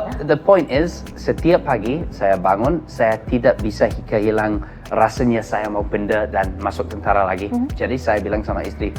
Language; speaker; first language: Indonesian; non-native, learner; English